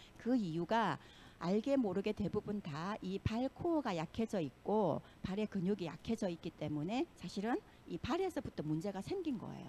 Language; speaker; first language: Korean; native; Korean